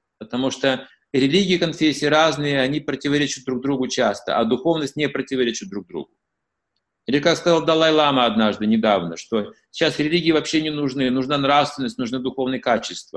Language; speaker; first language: Russian; native; Russian